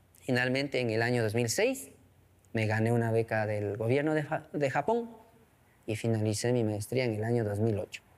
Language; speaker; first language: Spanish; non-native, local second language; Quechua